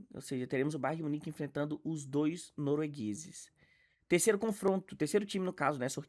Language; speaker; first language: Portuguese; native; Portuguese